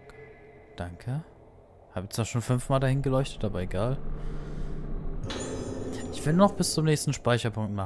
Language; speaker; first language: German; native; German